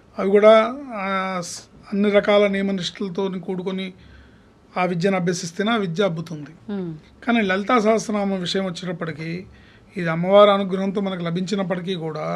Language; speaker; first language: Telugu; native; Telugu